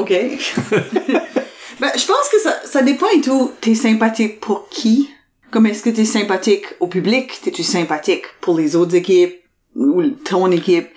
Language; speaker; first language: French; native; French